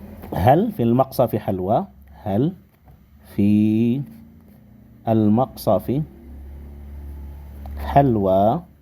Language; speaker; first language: Arabic; non-native, fluent; Indonesian